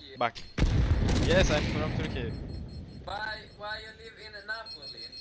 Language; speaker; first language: English; non-native, learner; Turkish